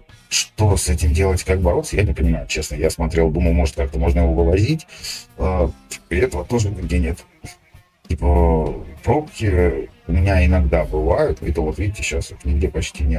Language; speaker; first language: Russian; native; Russian